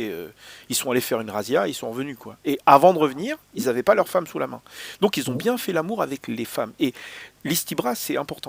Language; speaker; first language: French; native; French